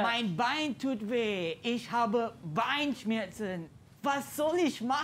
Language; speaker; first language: German; non-native, learner; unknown